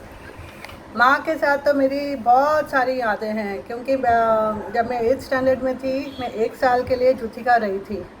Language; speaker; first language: Hindi; native; Hindi